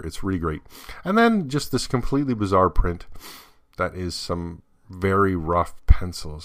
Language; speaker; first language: English; native; English